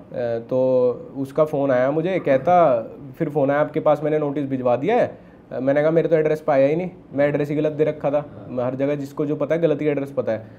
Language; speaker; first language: Hindi; native; Hindi